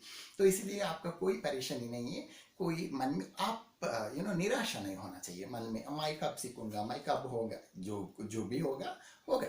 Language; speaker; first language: Hindi; non-native, local second language; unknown